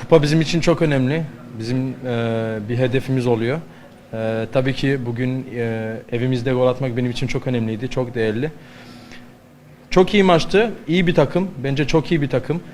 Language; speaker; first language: Turkish; non-native, learner; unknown